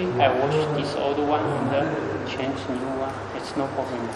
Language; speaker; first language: English; non-native, learner; Chinese